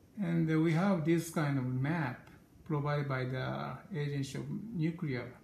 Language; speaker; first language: English; non-native, learner; Japanese